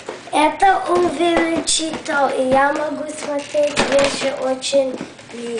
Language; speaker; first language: Russian; early bilingual, heritage; Russian